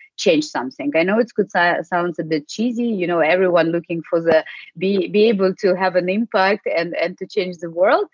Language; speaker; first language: English; non-native, fluent; Ukrainian